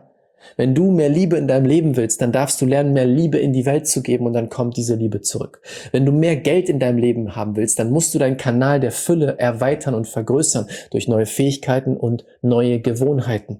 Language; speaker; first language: German; native; German